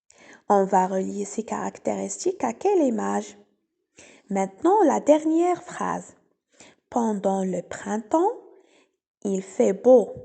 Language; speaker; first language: French; non-native, local second language; Arabic